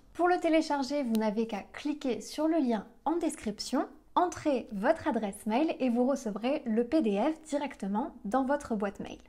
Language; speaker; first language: French; native; French